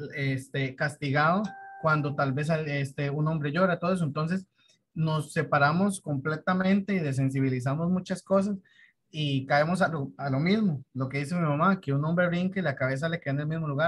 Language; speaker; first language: Spanish; native; Spanish